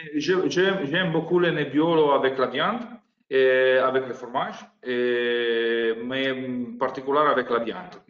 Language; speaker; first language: French; non-native, learner; Italian